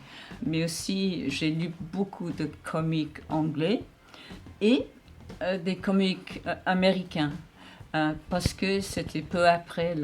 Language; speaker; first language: French; non-native, fluent; English